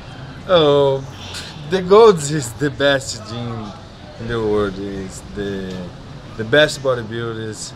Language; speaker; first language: English; non-native, learner; Portuguese